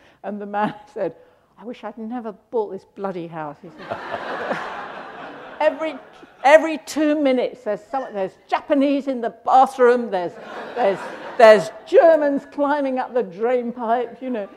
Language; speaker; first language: English; native; English